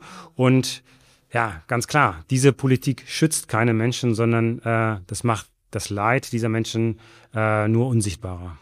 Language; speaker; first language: German; native; German